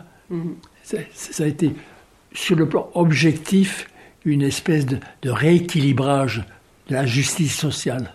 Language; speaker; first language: French; native; French